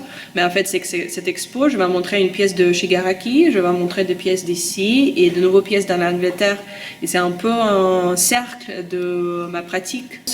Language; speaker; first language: French; non-native, learner; Russian